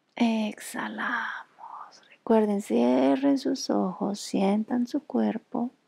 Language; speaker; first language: Spanish; native; Spanish